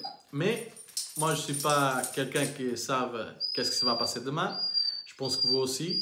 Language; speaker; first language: French; non-native, learner; Portuguese